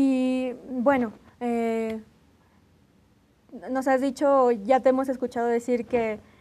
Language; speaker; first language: Spanish; native; Spanish